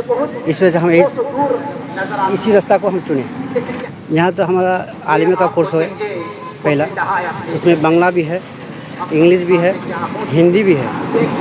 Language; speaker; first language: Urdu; non-native, local second language; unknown